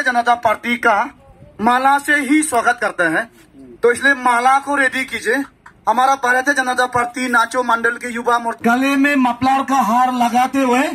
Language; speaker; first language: Hindi; non-native, local second language; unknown